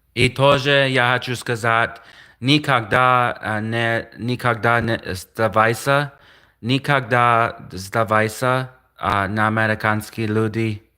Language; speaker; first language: Russian; non-native, learner; English